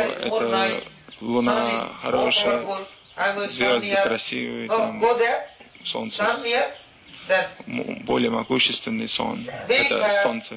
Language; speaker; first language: Russian; non-native, learner; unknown